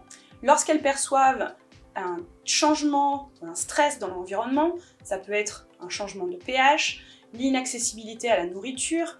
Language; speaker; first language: French; native; French